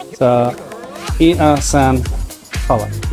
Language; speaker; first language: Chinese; non-native, learner; English